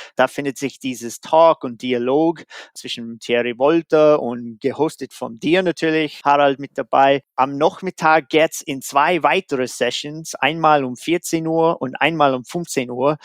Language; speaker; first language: German; non-native, fluent; English